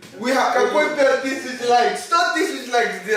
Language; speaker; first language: Russian; non-native, learner; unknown